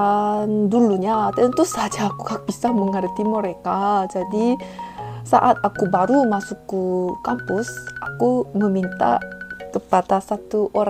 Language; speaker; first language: Indonesian; non-native, fluent; Korean